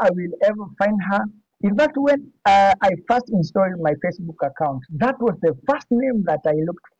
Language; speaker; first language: English; non-native, local second language; Swahili